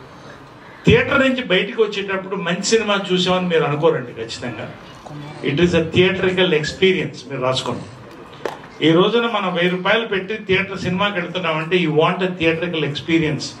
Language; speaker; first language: Telugu; native; Telugu